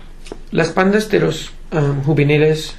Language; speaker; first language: Spanish; non-native, learner; English